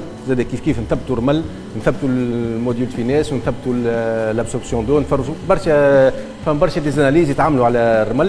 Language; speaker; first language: Arabic; native; Arabic